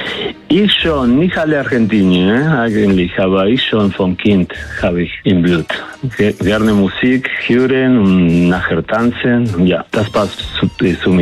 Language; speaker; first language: German; non-native, learner; Spanish